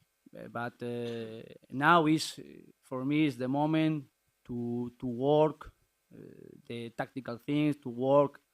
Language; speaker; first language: English; non-native, learner; Spanish